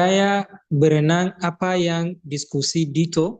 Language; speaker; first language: Indonesian; non-native, learner; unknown